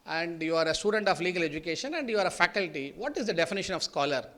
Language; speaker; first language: English; non-native, local second language; Tamil